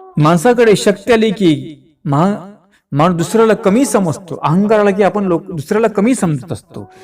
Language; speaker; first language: Marathi; native; Marathi